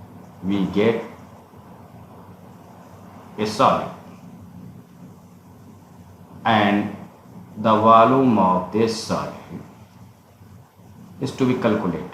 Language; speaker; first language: English; non-native, local second language; Hindi